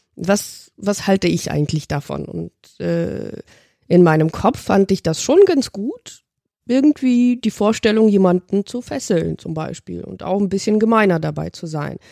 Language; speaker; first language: German; early bilingual, other home language; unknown